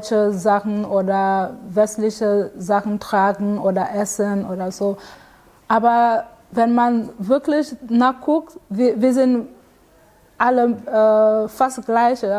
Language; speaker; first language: German; non-native, learner; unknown